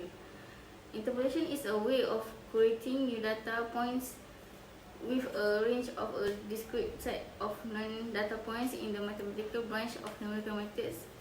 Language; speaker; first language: English; non-native, local second language; Malay